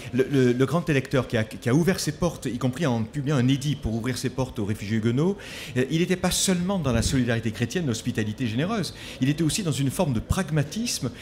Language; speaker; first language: French; native; French